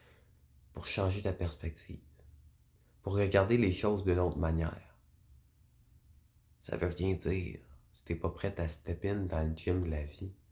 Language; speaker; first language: French; native; French